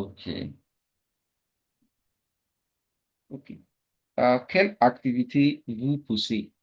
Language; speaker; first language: French; non-native, learner; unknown